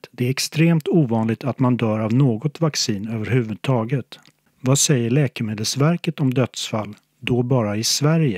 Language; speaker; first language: Swedish; native; Swedish